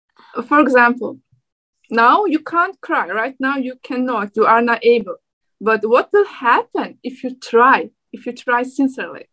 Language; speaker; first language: English; non-native, learner; Turkmen